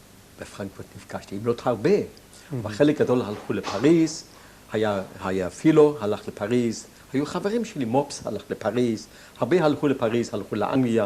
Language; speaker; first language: Hebrew; non-native, fluent; German